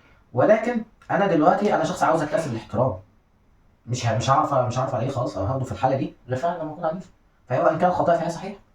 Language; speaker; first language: Arabic; native; Arabic